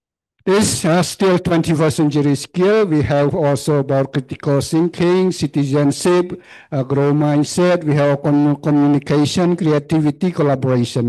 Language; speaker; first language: English; non-native, learner; Khmer